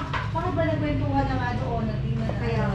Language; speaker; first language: Filipino; native; Filipino